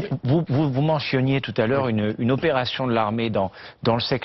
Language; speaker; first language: French; native; French